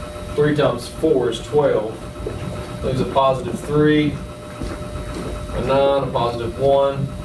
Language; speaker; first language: English; native; English